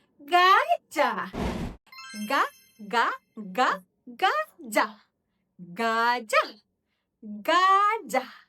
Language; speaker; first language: Malay; native; Malay